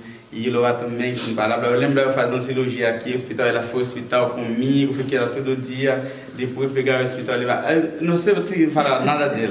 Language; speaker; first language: Portuguese; non-native, learner; Haitian Creole